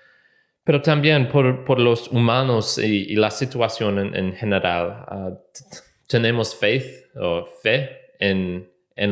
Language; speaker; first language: Spanish; non-native, learner; English